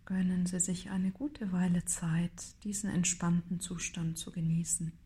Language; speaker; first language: German; native; German